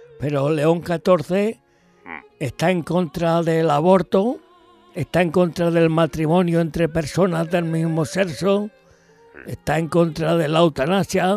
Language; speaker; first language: Spanish; native; Spanish